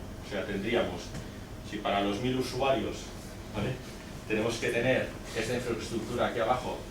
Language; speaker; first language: Spanish; native; Spanish